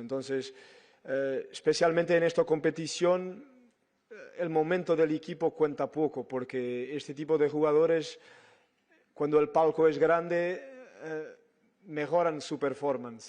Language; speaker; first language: Spanish; non-native, fluent; Portuguese